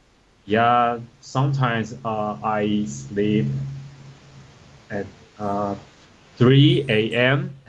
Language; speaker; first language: English; non-native, learner; Chinese